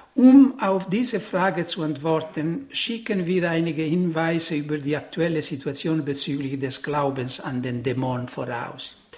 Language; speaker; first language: German; non-native, fluent; Italian